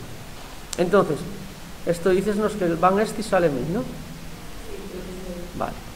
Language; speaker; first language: Spanish; native; Spanish